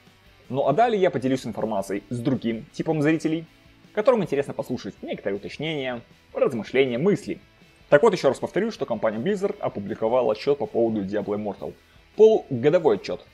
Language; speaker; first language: Russian; native; Russian